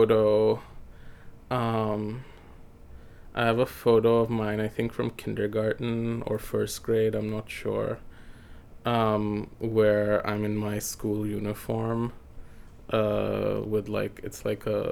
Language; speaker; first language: English; native; English